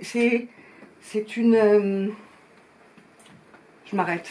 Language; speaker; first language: French; native; French